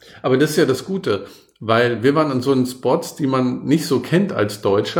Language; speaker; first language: German; native; German